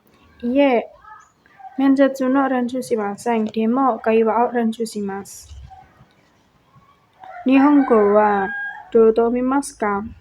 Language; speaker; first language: Japanese; non-native, learner; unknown